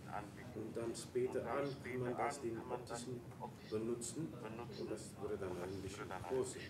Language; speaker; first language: German; non-native, fluent; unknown